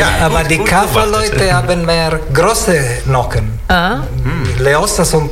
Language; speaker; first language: German; non-native, learner; Italian